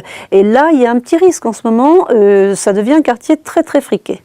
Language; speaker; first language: French; native; French